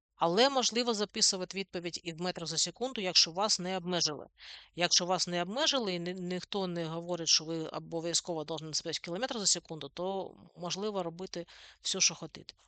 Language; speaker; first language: Ukrainian; non-native, local second language; Russian